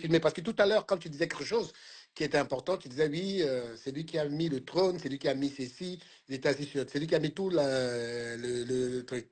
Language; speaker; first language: French; native; French